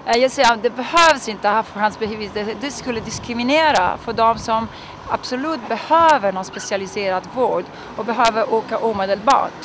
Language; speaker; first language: Swedish; non-native, fluent; Italian